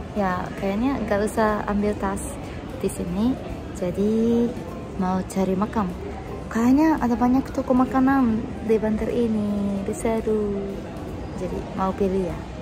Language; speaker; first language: Indonesian; non-native, fluent; Japanese